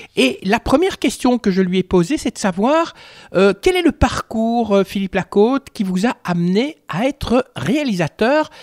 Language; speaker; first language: French; native; French